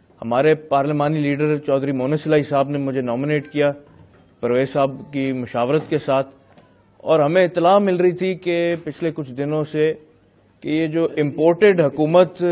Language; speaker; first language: Urdu; non-native, local second language; Punjabi